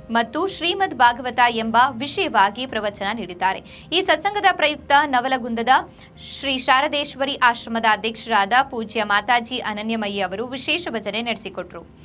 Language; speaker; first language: Kannada; native; Kannada